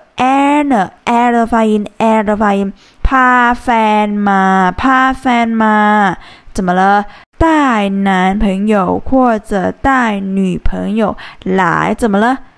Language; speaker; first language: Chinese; non-native, fluent; Thai